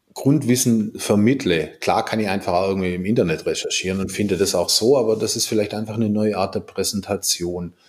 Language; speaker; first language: German; native; German